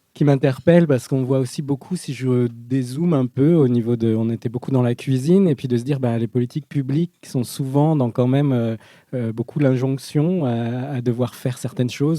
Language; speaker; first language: French; native; French